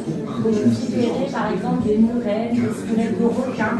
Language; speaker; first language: French; native; French